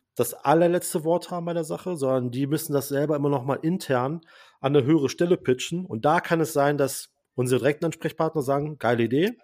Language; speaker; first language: German; native; German